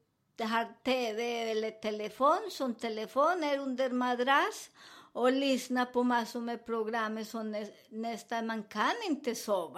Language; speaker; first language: Swedish; non-native, fluent; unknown